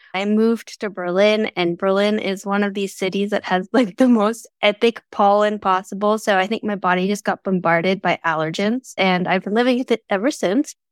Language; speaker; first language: English; native; English